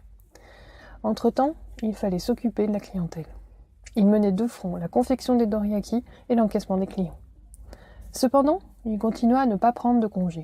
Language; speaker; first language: French; native; French